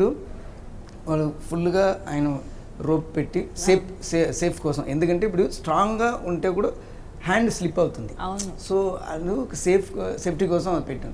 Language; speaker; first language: Telugu; non-native, learner; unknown